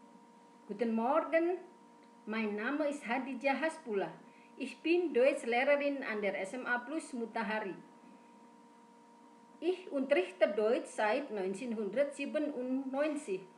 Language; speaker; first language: German; non-native, fluent; Indonesian